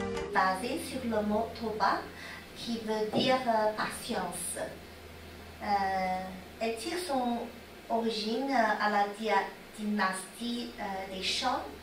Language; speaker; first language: French; non-native, learner; Chinese